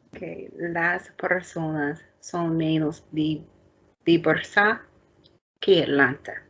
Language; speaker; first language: Spanish; non-native, learner; English